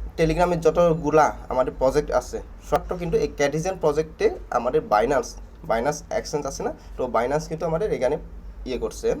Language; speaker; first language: Bangla; non-native, local second language; Chakma